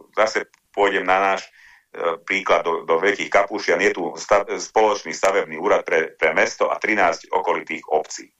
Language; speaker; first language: Slovak; non-native, local second language; Hungarian